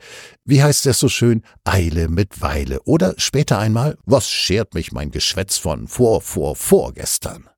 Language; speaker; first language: German; native; German